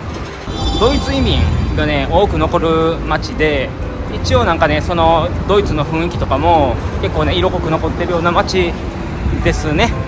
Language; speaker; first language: Japanese; native; Japanese